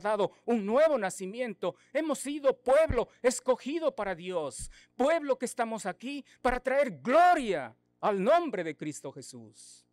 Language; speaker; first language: Spanish; native; Spanish